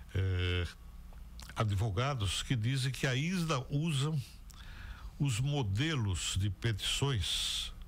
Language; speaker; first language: Portuguese; native; Portuguese